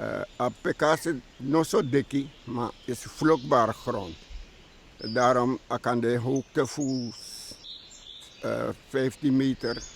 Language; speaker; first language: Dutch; non-native, local second language; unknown